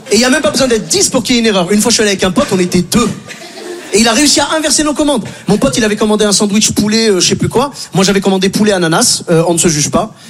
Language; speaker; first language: French; native; French